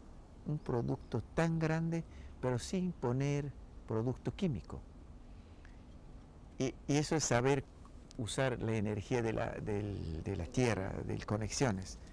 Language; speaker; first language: Spanish; non-native, local second language; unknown